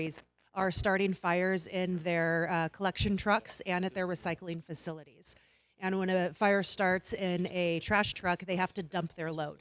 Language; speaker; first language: English; native; English